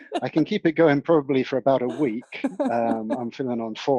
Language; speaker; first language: English; native; English